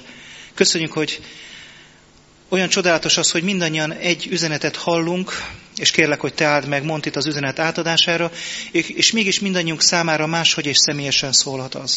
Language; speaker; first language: Hungarian; native; Hungarian